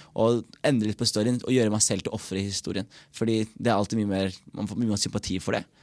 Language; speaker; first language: Norwegian; early bilingual, other home language; Somali